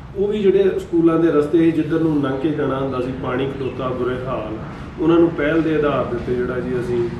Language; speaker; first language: Punjabi; native; Punjabi